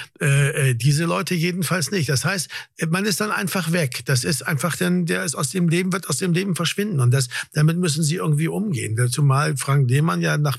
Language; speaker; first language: German; native; German